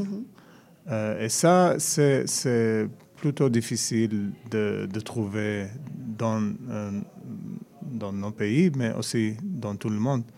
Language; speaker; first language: French; non-native, learner; Arabic